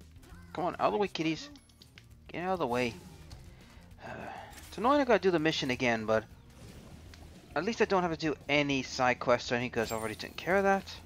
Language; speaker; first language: English; native; English